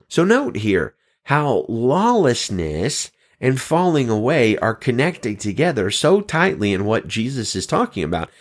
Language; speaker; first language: English; native; English